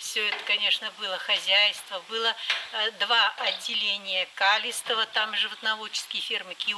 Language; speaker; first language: Russian; native; Russian